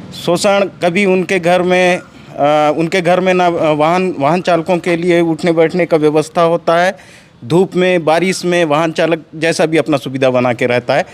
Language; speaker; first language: Hindi; native; Hindi